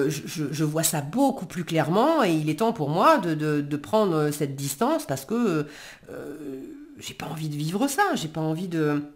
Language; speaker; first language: French; native; French